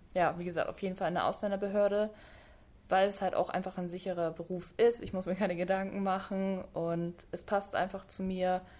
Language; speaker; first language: German; native; German